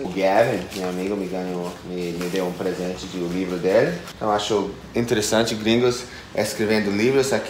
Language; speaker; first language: Portuguese; non-native, fluent; English